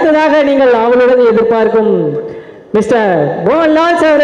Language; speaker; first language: Tamil; native; Tamil